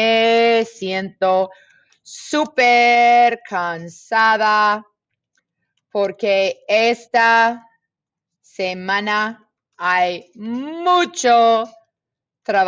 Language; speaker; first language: Spanish; non-native, fluent; English